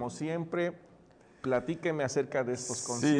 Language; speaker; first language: Spanish; native; Spanish